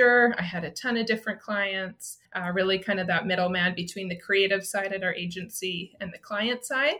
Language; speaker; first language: English; native; English